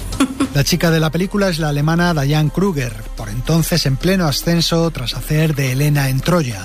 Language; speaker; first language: Spanish; native; Spanish